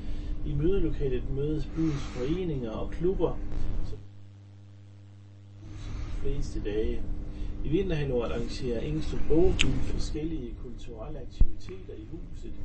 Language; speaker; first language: Danish; native; Danish